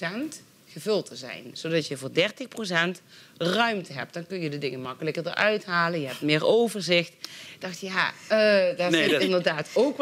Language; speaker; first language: Dutch; native; Dutch